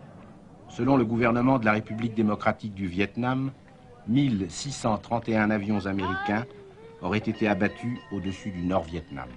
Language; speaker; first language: French; native; French